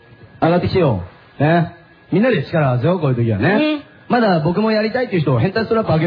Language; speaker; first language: Japanese; native; Japanese